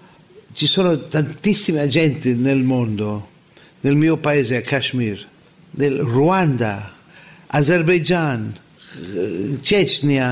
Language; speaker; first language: Italian; non-native, fluent; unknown